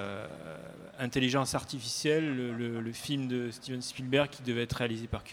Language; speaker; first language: French; native; French